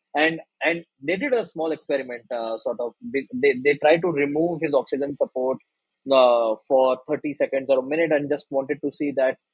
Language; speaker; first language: English; non-native, local second language; Hindi